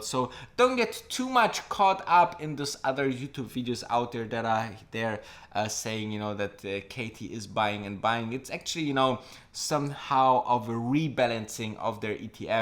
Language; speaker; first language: English; non-native, fluent; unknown